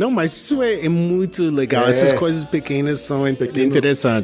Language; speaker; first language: Portuguese; non-native, learner; English